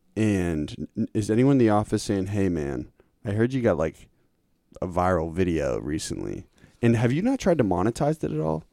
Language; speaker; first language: English; native; English